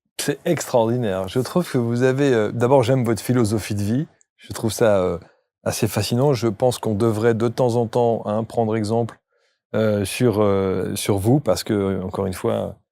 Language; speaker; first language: French; native; French